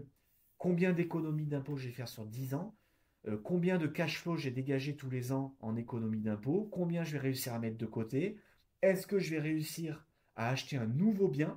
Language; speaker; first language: French; native; French